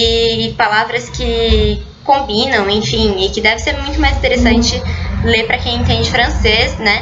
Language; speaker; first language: Portuguese; native; Portuguese